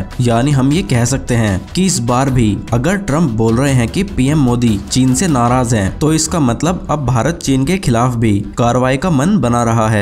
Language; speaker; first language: Hindi; native; Hindi